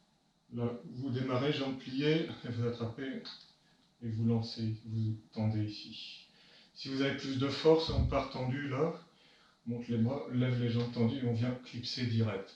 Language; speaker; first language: French; native; French